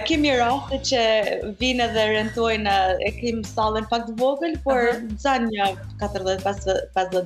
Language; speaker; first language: Albanian; early bilingual, heritage; Albanian